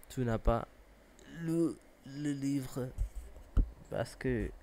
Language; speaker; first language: French; non-native, learner; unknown